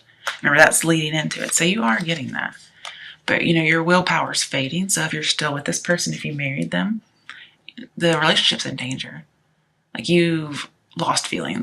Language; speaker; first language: English; native; English